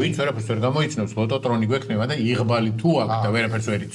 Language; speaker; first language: Georgian; native; Georgian